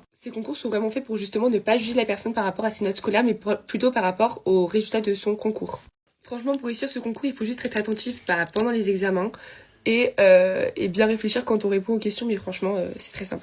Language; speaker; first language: French; native; French